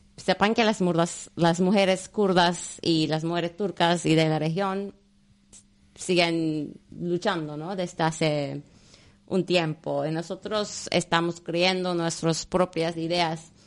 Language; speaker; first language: Spanish; non-native, fluent; Turkish